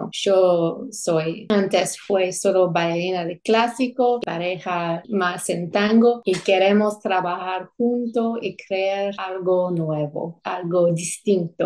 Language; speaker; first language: Spanish; non-native, fluent; English